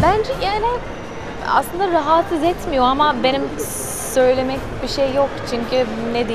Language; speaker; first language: Turkish; non-native, learner; English